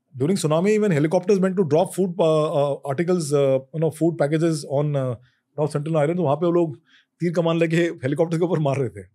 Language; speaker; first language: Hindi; native; Hindi